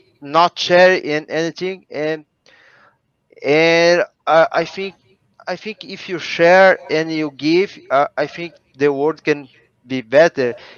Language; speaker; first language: English; non-native, learner; Portuguese